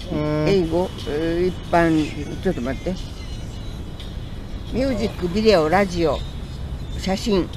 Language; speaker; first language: Japanese; native; Japanese